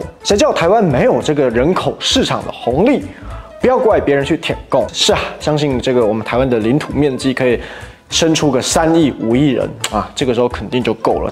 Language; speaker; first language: Chinese; native; Chinese